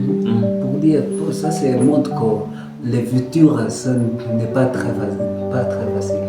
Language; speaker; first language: French; non-native, learner; Kalenjin